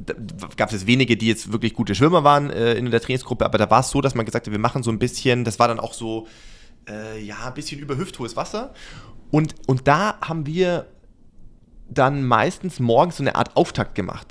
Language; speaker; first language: German; native; German